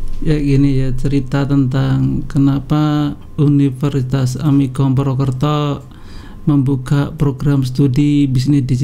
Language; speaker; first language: Indonesian; native; Indonesian